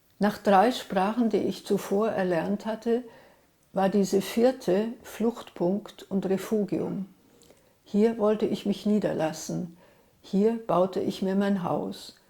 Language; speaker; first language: German; early bilingual, other home language; Hungarian